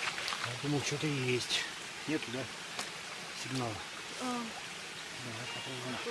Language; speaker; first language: Russian; native; Russian